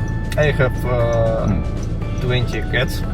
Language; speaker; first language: English; non-native, learner; Russian